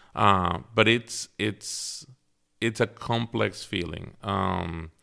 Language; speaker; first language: English; early bilingual, other home language; Spanish